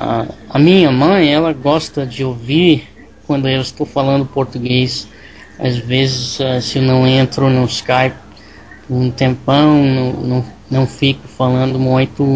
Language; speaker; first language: Portuguese; non-native, learner; English